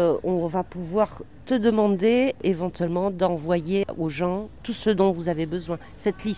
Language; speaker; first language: French; native; French